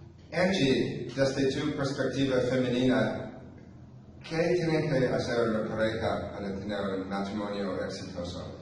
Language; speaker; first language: Spanish; non-native, fluent; English